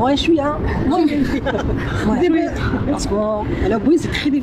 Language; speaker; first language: French; non-native, local second language; Arabic